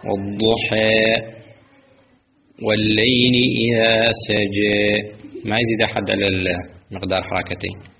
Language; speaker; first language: Arabic; native; Arabic